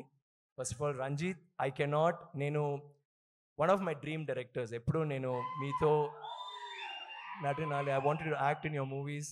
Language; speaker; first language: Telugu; non-native, local second language; Tamil